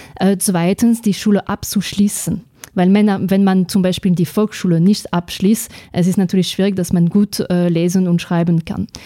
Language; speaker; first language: German; non-native, fluent; French